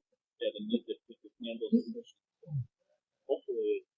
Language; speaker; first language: English; native; English